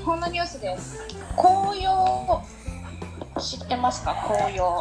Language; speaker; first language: Japanese; native; Japanese